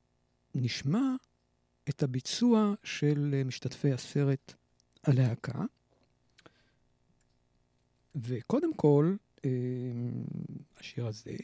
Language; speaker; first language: Hebrew; native; Hebrew